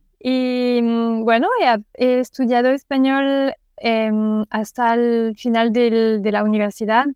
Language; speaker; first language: Spanish; non-native, learner; French